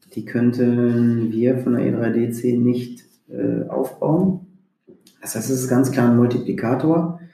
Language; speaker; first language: German; native; German